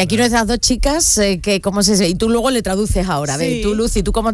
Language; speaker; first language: Spanish; native; Spanish